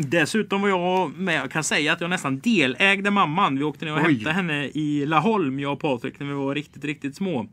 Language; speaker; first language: Swedish; native; Swedish